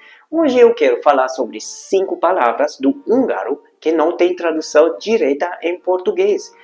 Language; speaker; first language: Portuguese; non-native, fluent; Hungarian